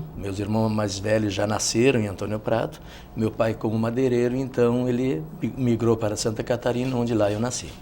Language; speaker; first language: Portuguese; native; Portuguese